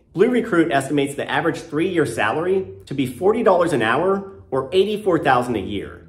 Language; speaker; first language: English; native; English